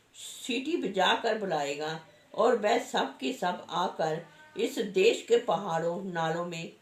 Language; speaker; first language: Hindi; non-native, local second language; Punjabi